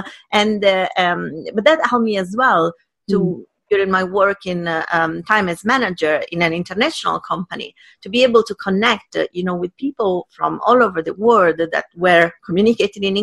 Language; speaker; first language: English; non-native, fluent; Italian